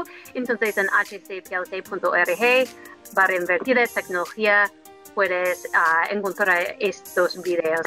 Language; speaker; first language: Spanish; non-native, fluent; English